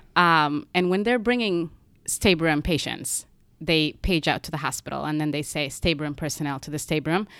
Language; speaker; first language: English; non-native, local second language; Somali